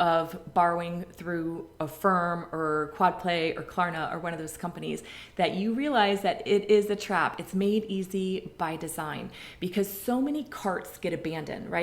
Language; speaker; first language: English; native; English